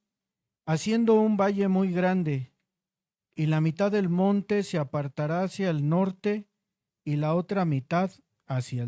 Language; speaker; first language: Spanish; native; Spanish